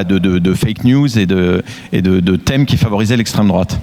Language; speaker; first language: French; native; French